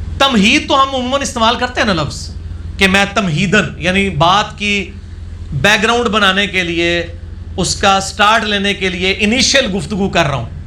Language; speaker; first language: Urdu; non-native, local second language; Punjabi